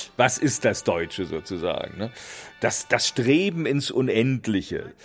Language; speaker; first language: German; native; German